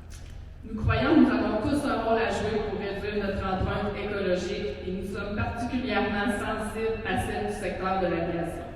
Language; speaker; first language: French; native; French